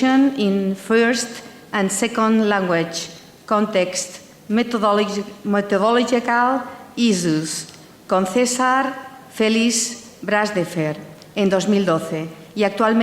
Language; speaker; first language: Spanish; native; Spanish